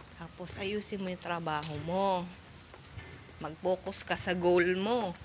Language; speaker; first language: Filipino; native; Filipino